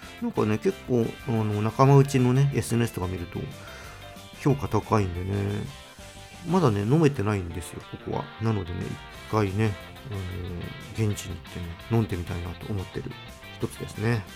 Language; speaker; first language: Japanese; native; Japanese